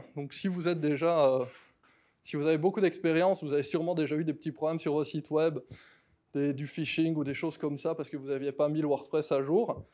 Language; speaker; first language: French; native; French